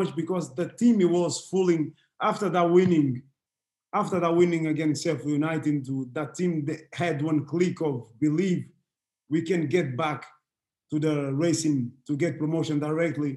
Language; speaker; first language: English; non-native, fluent; Portuguese